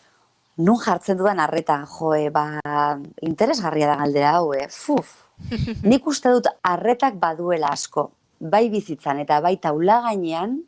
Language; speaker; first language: Basque; native; Basque